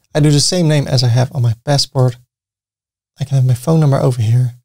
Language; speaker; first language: English; non-native, fluent; Dutch